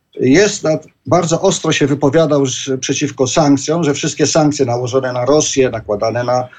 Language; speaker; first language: Polish; native; Polish